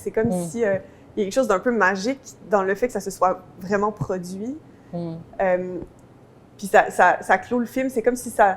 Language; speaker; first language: French; native; French